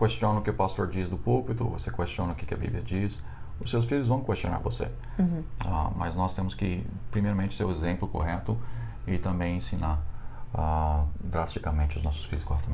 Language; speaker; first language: Portuguese; non-native, fluent; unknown